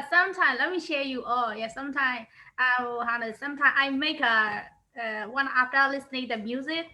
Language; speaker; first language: English; non-native, learner; Burmese